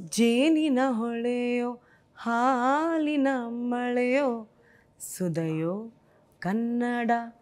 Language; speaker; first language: Kannada; non-native, fluent; Hindi